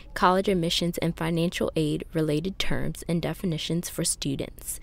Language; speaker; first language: English; native; English